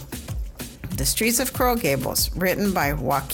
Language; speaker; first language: English; native; English